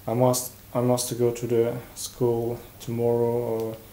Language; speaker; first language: English; non-native, fluent; Kazakh